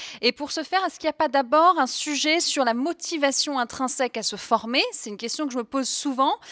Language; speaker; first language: French; native; French